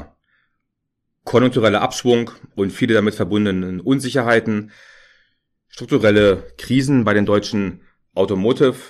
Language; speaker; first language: German; native; German